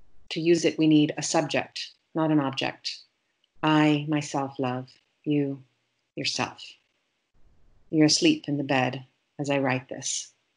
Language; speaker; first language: English; native; English